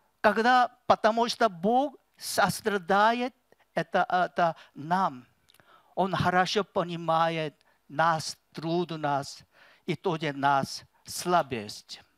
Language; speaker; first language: Russian; non-native, learner; Korean